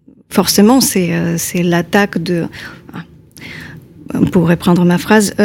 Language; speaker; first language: French; non-native, fluent; Ukrainian